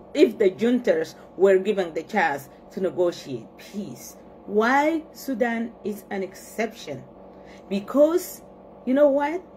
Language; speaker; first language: English; non-native, fluent; Arabic